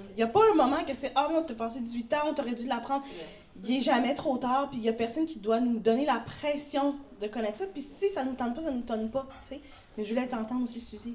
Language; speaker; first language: French; native; French